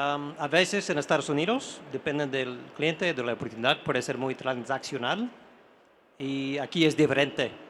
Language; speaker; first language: Spanish; non-native, fluent; English